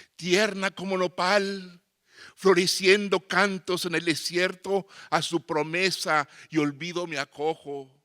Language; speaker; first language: Spanish; native; Spanish